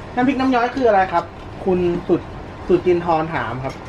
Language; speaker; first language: Thai; native; Thai